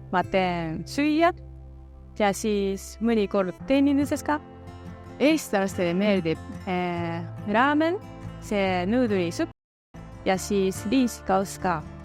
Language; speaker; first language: Estonian; non-native, learner; Japanese